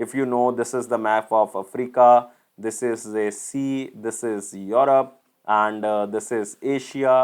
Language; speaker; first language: English; non-native, local second language; Hindi